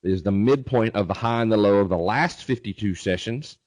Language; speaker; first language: English; native; English